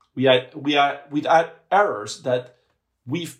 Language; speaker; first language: English; non-native, fluent; Spanish